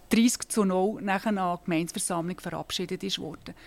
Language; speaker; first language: German; native; German